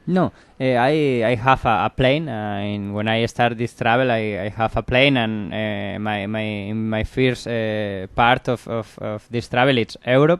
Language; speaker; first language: English; non-native, learner; Spanish